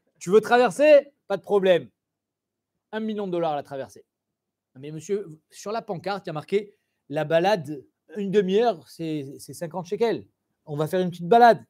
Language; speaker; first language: French; native; French